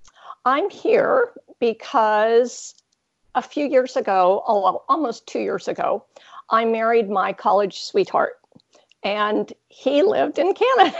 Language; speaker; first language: English; native; English